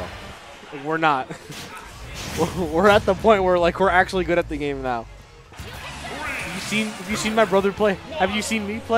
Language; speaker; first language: English; native; English